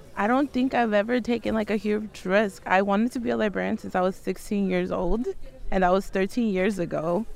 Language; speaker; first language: English; native; English